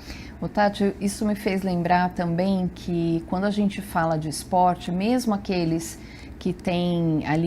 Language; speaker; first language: Portuguese; native; Portuguese